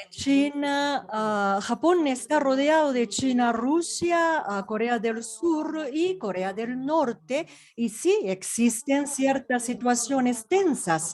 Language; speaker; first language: Spanish; non-native, fluent; Japanese